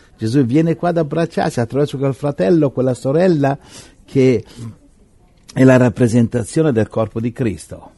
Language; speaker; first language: Italian; native; Italian